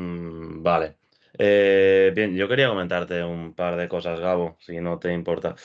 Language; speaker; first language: Spanish; native; Spanish